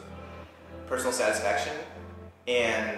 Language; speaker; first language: English; native; English